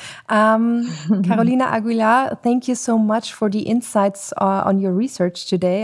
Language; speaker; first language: English; non-native, fluent; German